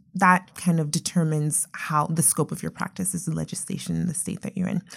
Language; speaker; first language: English; non-native, local second language; Yoruba